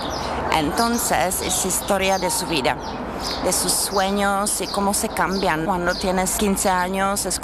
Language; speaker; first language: Spanish; non-native, fluent; Czech